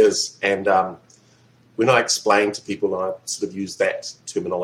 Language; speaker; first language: English; native; English